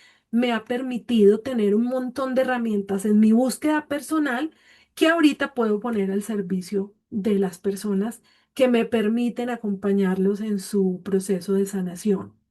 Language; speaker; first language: Spanish; native; Spanish